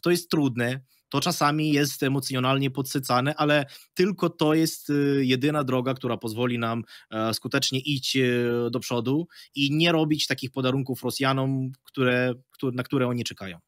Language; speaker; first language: Polish; non-native, fluent; Ukrainian